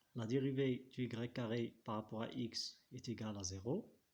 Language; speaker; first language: French; non-native, local second language; Arabic